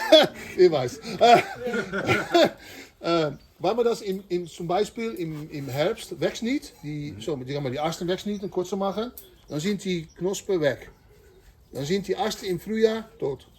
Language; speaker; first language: German; non-native, learner; Dutch